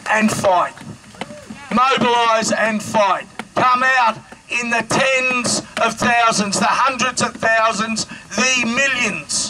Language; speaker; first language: English; native; English